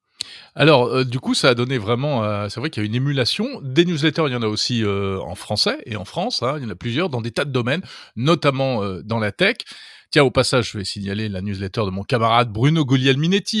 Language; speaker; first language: French; native; French